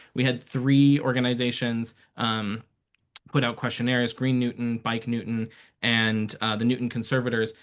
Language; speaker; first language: English; early bilingual, other home language; Persian